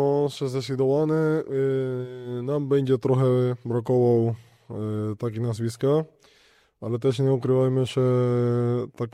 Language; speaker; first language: Polish; non-native, learner; Spanish